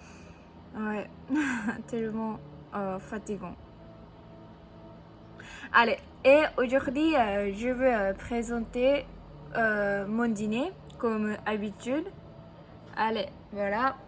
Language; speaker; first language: French; non-native, learner; Japanese